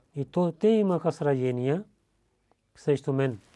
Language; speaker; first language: Bulgarian; non-native, learner; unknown